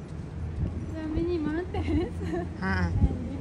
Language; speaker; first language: English; non-native, learner; Japanese